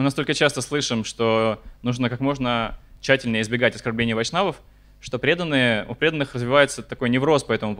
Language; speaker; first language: Russian; native; Russian